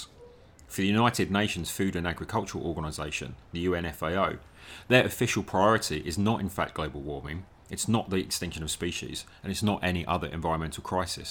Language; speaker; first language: English; native; English